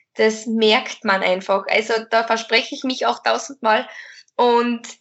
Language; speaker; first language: German; native; German